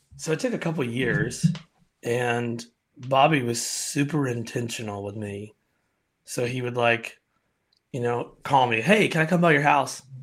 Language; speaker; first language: English; native; English